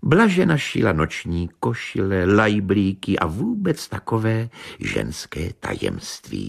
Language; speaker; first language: Czech; native; Czech